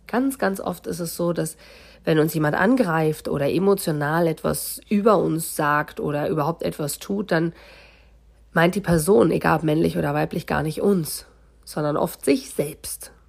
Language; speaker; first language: German; native; German